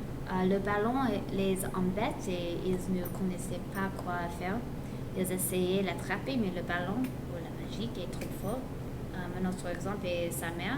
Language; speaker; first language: French; non-native, learner; English